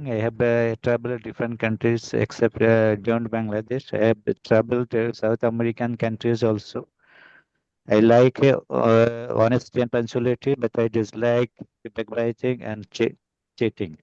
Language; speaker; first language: English; non-native, local second language; Bangla